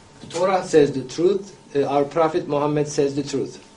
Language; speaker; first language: English; non-native, fluent; Turkish